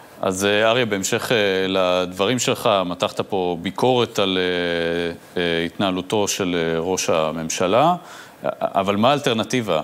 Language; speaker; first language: Hebrew; native; Hebrew